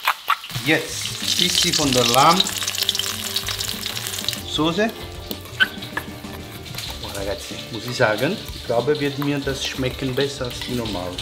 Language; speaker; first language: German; non-native, learner; Italian